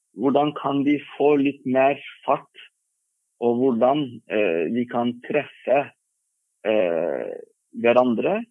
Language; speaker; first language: Norwegian; non-native, fluent; Turkish